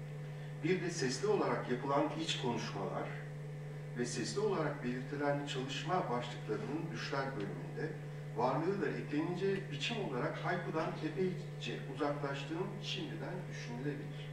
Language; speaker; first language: Turkish; native; Turkish